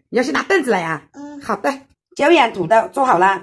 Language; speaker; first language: Chinese; native; Chinese